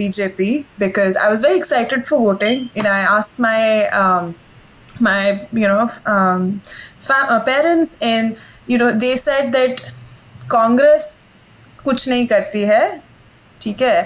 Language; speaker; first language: English; non-native, local second language; Hindi